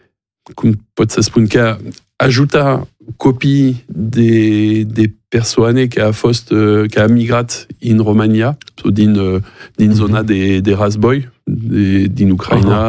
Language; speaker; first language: Romanian; non-native, learner; French